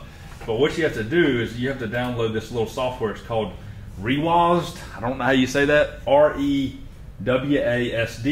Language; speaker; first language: English; native; English